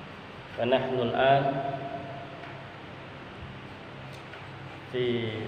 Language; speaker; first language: Arabic; non-native, fluent; Indonesian